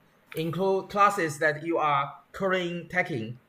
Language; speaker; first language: English; non-native, learner; Chinese